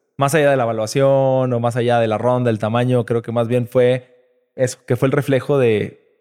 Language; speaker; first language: Spanish; native; Spanish